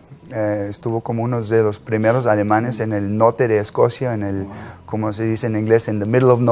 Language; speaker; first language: Spanish; non-native, fluent; German